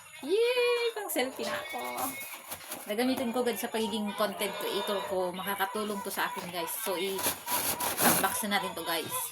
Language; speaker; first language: Filipino; native; Filipino